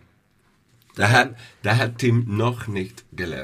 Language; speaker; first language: German; non-native, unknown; Spanish